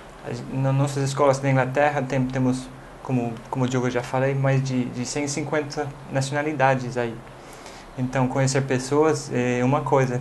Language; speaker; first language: Portuguese; non-native, fluent; English